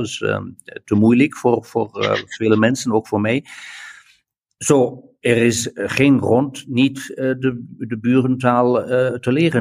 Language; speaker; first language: Dutch; non-native, learner; German